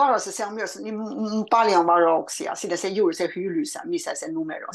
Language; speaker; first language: Finnish; non-native, learner; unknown